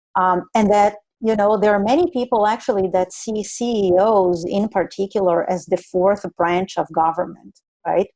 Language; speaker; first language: English; non-native, fluent; Spanish